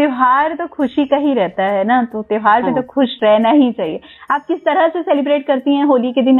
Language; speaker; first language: Hindi; native; Hindi